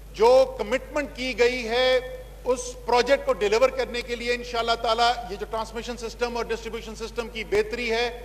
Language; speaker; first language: Urdu; native; Urdu